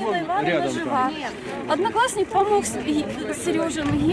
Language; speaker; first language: Russian; native; Russian